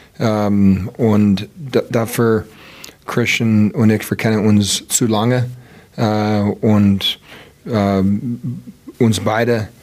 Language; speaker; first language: German; non-native, learner; English